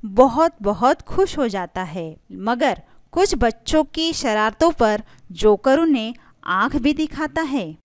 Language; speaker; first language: Hindi; non-native, local second language; Marathi